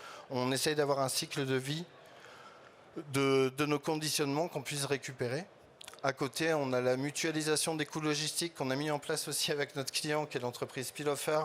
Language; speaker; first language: French; native; French